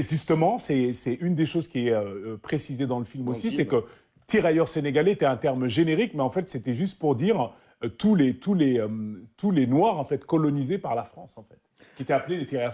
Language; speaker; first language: French; native; French